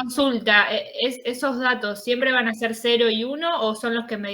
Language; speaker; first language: Spanish; native; Spanish